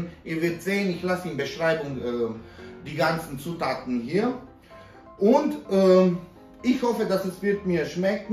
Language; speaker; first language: German; non-native, fluent; Romanian